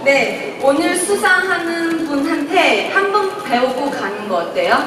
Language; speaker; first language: Korean; non-native, fluent; Chinese